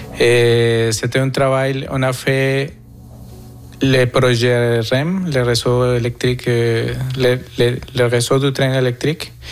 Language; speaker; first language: French; non-native, fluent; Spanish